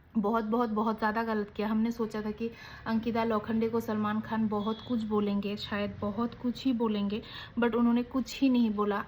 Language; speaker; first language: Hindi; non-native, local second language; Bangla